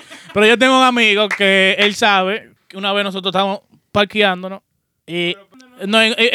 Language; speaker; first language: Spanish; native; Spanish